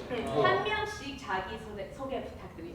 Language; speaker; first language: Korean; early bilingual, heritage; English